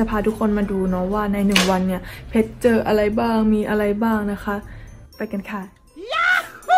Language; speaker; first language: Thai; native; Thai